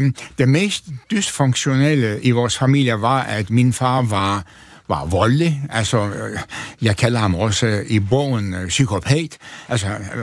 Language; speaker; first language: Danish; non-native, fluent; Turkish